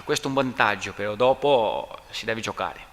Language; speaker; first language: Italian; non-native, learner; Portuguese